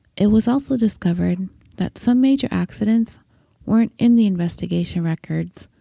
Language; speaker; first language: English; native; English